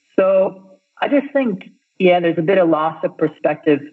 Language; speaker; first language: English; native; English